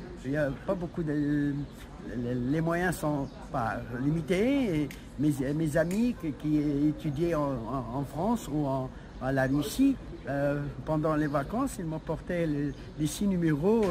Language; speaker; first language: French; non-native, local second language; Arabic